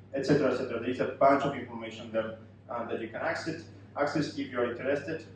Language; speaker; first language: English; non-native, fluent; Spanish